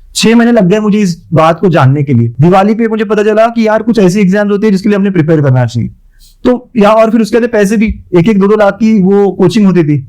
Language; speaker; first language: Hindi; non-native, local second language; Marathi